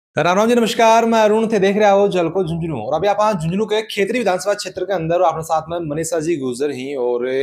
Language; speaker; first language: Hindi; native; Hindi